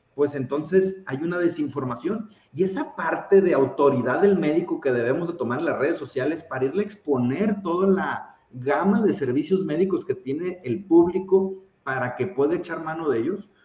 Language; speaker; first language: Spanish; native; Spanish